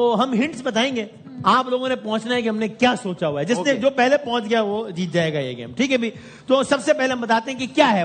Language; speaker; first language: Urdu; native; Urdu